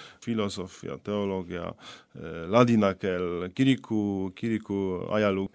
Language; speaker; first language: Estonian; non-native, fluent; Polish